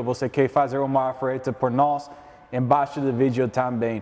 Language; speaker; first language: Portuguese; non-native, learner; English